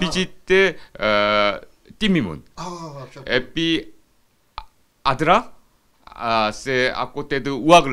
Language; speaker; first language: French; non-native, fluent; Korean